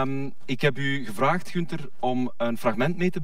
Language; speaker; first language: Dutch; native; Dutch